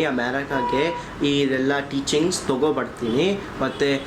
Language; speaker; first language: Kannada; early bilingual, heritage; Kannada